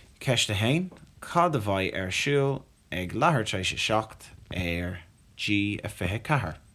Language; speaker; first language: Irish; non-native, local second language; English